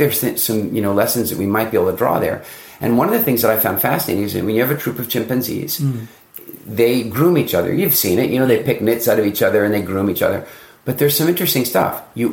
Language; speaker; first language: English; native; English